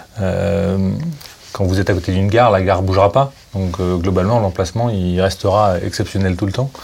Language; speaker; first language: French; native; French